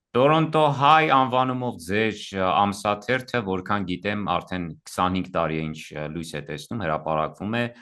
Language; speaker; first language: Armenian; native; Armenian